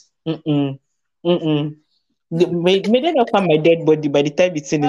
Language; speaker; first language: English; non-native, local second language; Yoruba